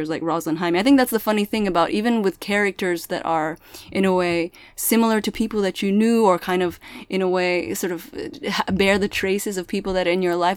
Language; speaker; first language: English; early bilingual, other home language; Pangasinan